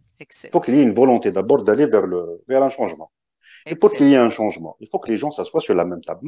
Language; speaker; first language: French; non-native, local second language; Kabyle